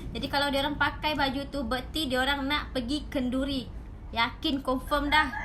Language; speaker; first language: Malay; native; Malay